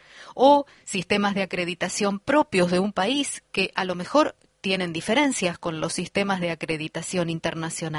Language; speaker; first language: Spanish; native; Spanish